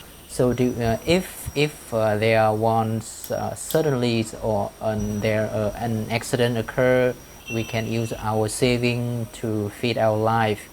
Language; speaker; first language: English; non-native, fluent; Vietnamese